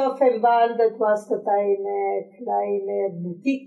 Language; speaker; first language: German; non-native, fluent; Italian